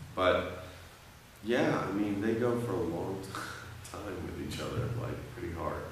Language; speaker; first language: English; native; English